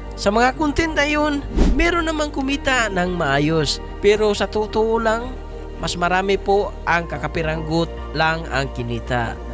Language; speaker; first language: Filipino; non-native, local second language; Cebuano